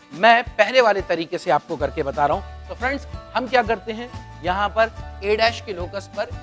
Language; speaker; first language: Hindi; native; Hindi